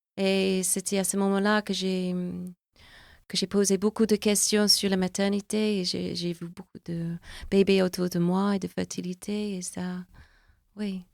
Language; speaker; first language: French; non-native, fluent; English